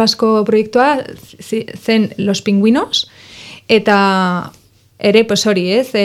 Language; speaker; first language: Basque; non-native, local second language; Spanish